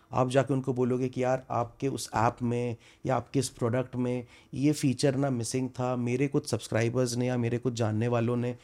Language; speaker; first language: Hindi; non-native, local second language; Bangla